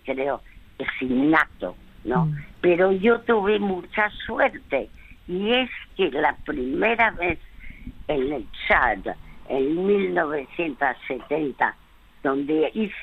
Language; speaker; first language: Spanish; early bilingual, other home language; French